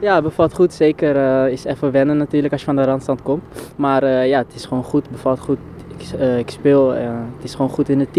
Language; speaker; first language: Dutch; native; Dutch